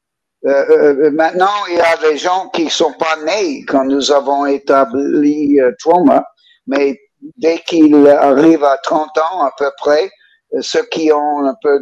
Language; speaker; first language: French; non-native, learner; English